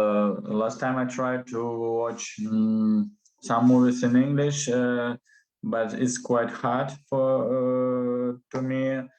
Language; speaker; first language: English; non-native, learner; Russian